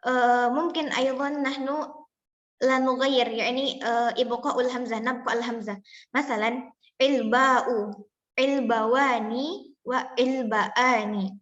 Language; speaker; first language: Arabic; non-native, learner; Indonesian